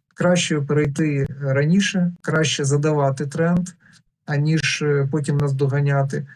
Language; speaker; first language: Ukrainian; non-native, local second language; Russian